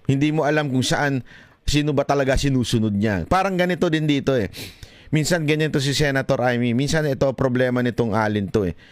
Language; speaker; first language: Filipino; native; Filipino